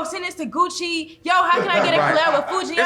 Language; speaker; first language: English; native; English